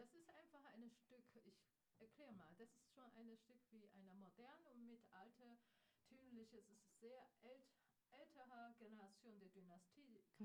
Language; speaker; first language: German; non-native, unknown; Chinese